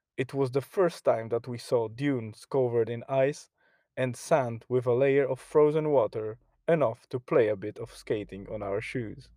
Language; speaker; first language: English; non-native, fluent; Polish